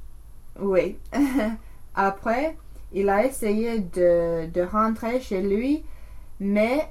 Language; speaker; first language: French; non-native, learner; English